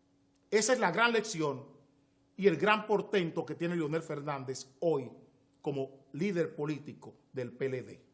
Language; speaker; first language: Spanish; native; Spanish